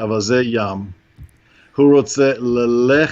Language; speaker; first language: Hebrew; non-native, fluent; English